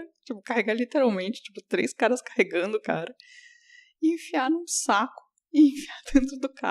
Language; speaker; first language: Portuguese; native; Portuguese